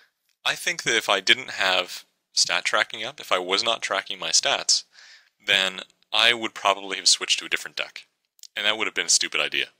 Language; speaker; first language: English; native; English